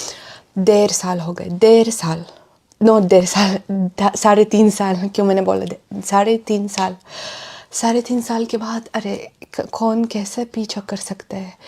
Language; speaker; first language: Hindi; non-native, fluent; Russian